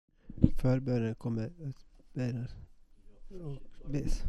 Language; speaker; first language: Swedish; non-native, local second language; Finnish